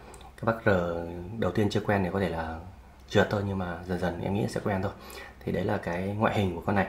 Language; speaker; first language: Vietnamese; native; Vietnamese